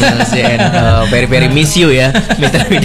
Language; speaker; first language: English; non-native, learner; Indonesian